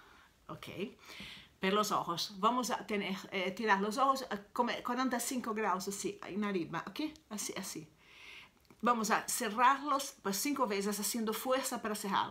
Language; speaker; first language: Spanish; non-native, learner; Italian